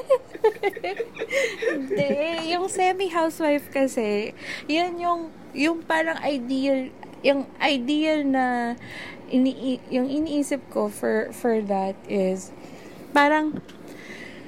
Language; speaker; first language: English; non-native, local second language; Filipino